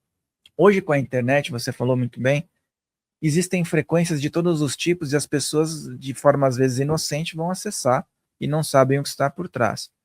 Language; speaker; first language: Portuguese; native; Portuguese